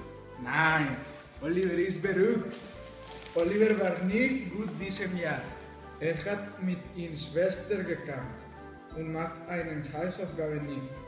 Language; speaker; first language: German; non-native, learner; English